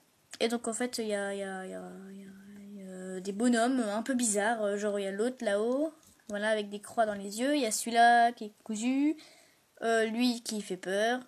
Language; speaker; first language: French; native; French